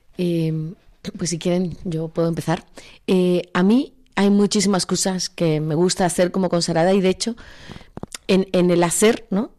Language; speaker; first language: Spanish; native; Spanish